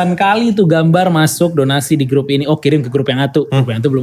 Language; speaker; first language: Indonesian; native; Indonesian